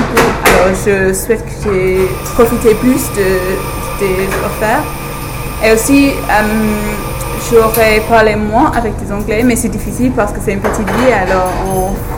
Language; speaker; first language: French; non-native, fluent; English